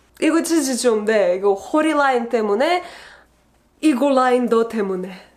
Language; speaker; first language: Korean; non-native, learner; Russian